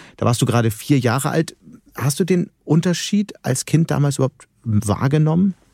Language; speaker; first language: German; native; German